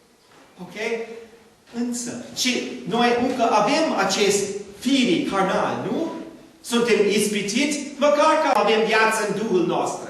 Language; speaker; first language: Romanian; non-native, learner; English